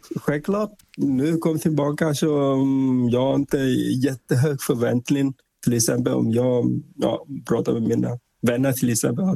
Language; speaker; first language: Swedish; non-native, fluent; Vietnamese